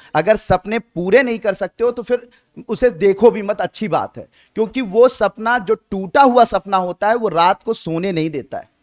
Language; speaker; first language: Hindi; native; Hindi